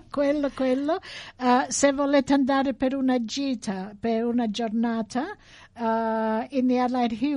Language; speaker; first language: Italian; early bilingual, heritage; English